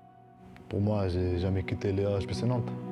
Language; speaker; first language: French; non-native, fluent; Spanish